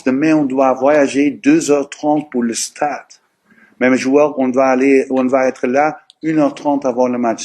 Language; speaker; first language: French; non-native, learner; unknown